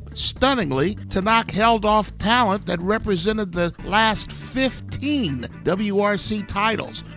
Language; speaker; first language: English; native; English